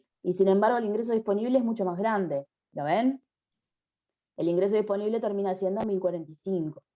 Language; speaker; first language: Spanish; native; Spanish